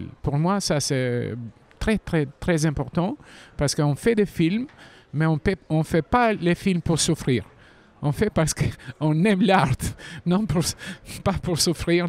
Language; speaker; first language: French; non-native, fluent; Albanian